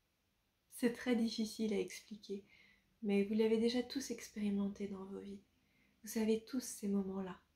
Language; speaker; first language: French; native; French